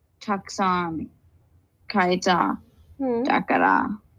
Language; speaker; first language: Japanese; non-native, learner; English